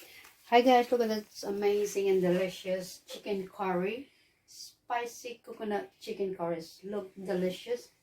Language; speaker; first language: English; non-native, local second language; Filipino